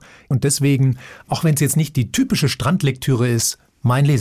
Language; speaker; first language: German; native; German